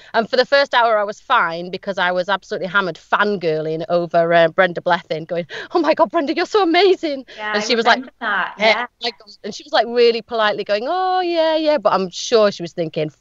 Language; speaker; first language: English; native; English